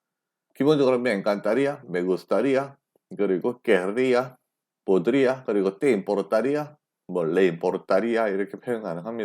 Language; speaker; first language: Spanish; non-native, fluent; Korean